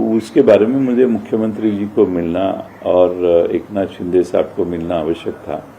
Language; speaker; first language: Hindi; non-native, local second language; Marathi